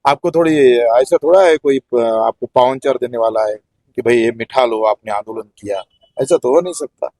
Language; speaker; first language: Hindi; non-native, local second language; Marathi